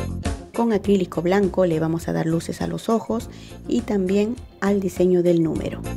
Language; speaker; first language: Spanish; native; Spanish